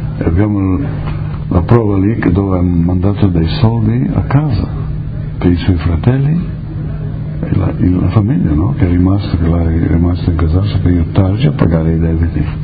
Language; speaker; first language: Italian; early bilingual, heritage; Italian